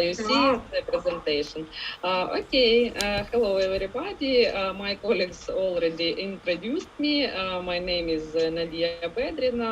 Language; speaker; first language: English; non-native, fluent; Ukrainian